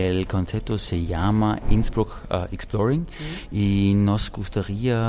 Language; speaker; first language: Spanish; non-native, fluent; German